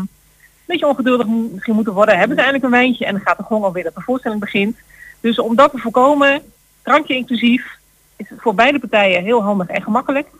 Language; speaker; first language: Dutch; native; Dutch